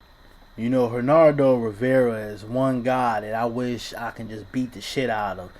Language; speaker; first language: English; native; English